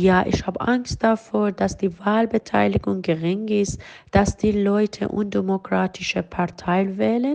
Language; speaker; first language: German; non-native, fluent; Persian